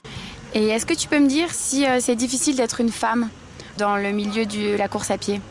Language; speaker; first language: French; native; French